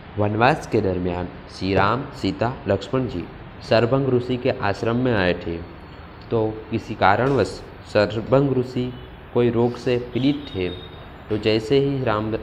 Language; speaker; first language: Hindi; non-native, local second language; Gujarati